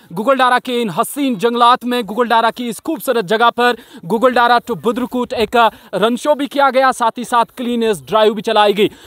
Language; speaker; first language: Hindi; non-native, local second language; Kashmiri